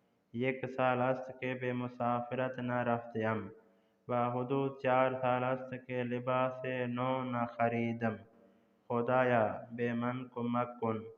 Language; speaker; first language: Persian; non-native, fluent; Urdu